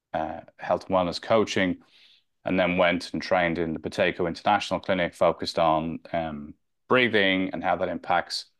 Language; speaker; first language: English; native; English